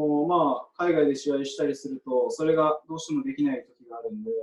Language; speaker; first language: Japanese; native; Japanese